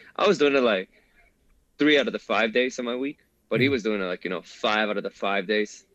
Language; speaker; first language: English; early bilingual, other home language; Spanish